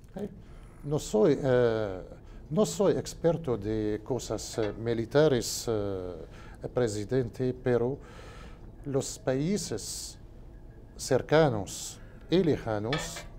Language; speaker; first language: Spanish; non-native, learner; Arabic